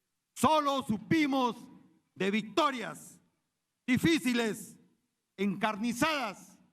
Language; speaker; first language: Spanish; native; Spanish